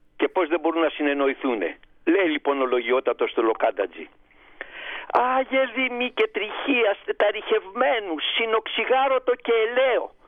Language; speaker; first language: Greek; native; Greek